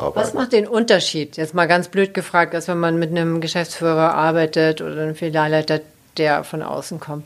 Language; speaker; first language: German; native; German